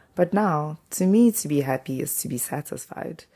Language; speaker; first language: English; non-native, local second language; Zulu